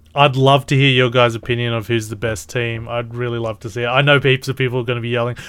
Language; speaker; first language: English; early bilingual, other home language; Filipino